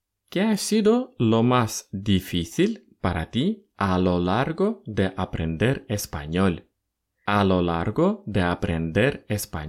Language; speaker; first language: Spanish; non-native, fluent; Russian